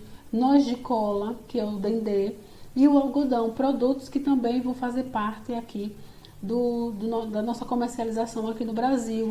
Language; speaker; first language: Portuguese; native; Portuguese